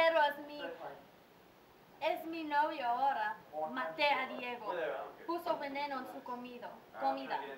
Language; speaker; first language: Spanish; non-native, learner; English